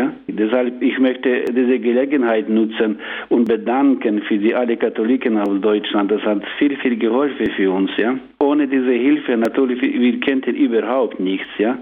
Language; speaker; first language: German; non-native, learner; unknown